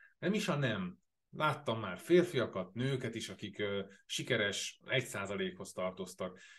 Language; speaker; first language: Hungarian; native; Hungarian